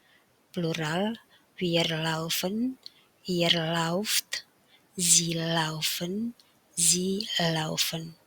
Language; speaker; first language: German; non-native, fluent; Indonesian